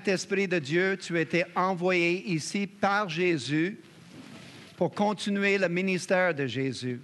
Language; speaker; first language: French; native; French